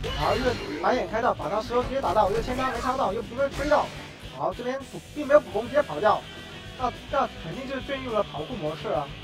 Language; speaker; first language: Chinese; native; Chinese